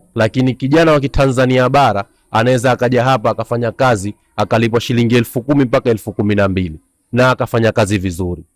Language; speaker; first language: Swahili; native; Swahili